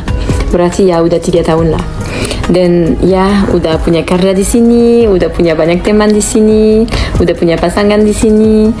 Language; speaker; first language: Indonesian; non-native, fluent; French